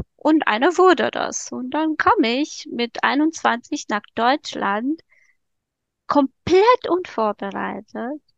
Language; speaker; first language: German; non-native, fluent; Romanian